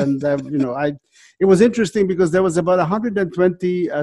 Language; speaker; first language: English; non-native, fluent; Slovak